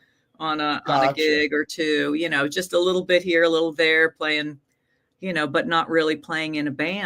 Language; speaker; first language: English; native; English